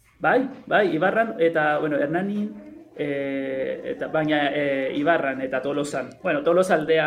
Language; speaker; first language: Basque; non-native, learner; Spanish